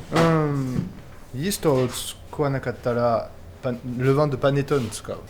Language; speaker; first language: Japanese; non-native, learner; French